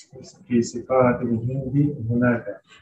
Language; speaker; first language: Arabic; non-native, learner; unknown